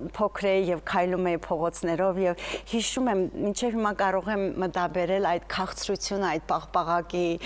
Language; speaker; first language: Armenian; native; Armenian